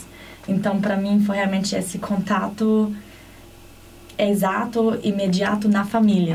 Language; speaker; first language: Portuguese; non-native, fluent; German